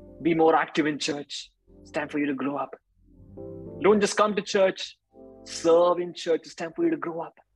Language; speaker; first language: English; non-native, local second language; Malayalam